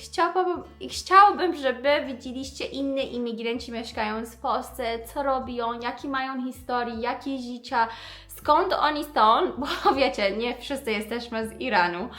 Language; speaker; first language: Polish; non-native, fluent; Persian